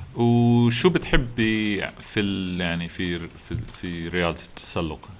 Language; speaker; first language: Arabic; non-native, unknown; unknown